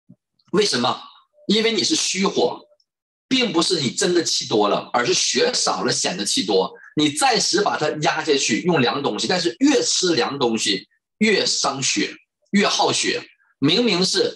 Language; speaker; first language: Chinese; native; Chinese